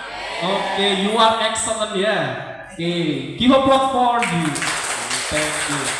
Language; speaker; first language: English; non-native, learner; Indonesian